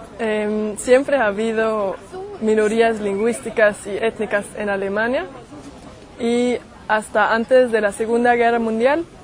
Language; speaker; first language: Spanish; non-native, fluent; German